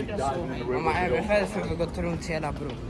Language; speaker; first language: Swedish; early bilingual, other home language; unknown